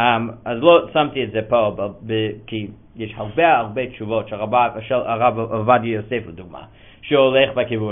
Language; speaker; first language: Hebrew; non-native, fluent; English